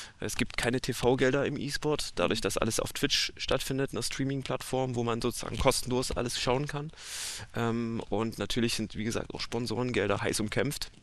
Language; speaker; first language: German; native; German